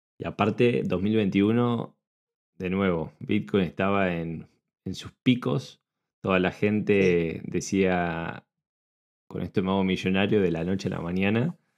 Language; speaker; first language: Spanish; native; Spanish